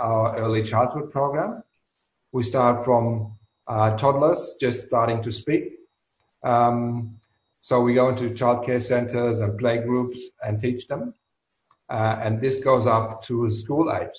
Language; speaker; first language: English; non-native, fluent; German